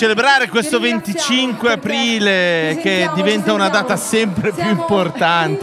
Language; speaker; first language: Italian; native; Italian